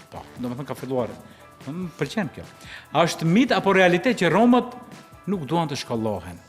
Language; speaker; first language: Albanian; native; Albanian